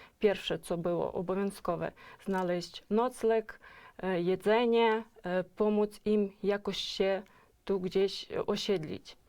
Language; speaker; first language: Polish; non-native, fluent; Ukrainian